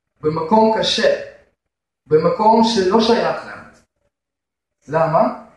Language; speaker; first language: Hebrew; non-native, fluent; Russian